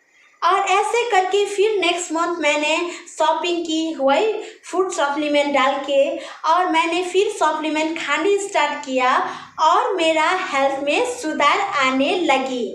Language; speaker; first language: Hindi; non-native, local second language; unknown